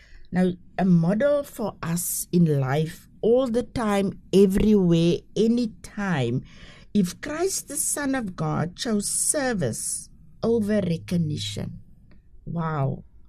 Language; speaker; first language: English; non-native, local second language; Afrikaans